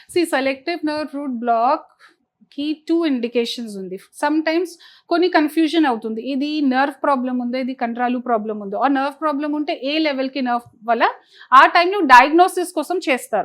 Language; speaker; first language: Telugu; non-native, fluent; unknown